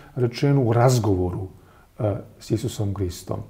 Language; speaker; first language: Croatian; native; Croatian